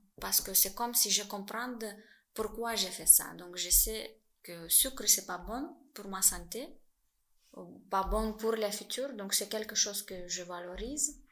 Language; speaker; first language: French; non-native, fluent; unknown